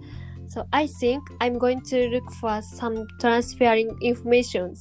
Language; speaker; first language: English; non-native, learner; Japanese